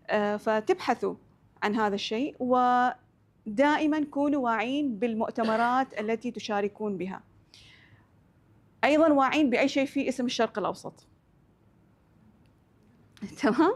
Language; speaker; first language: Arabic; native; Arabic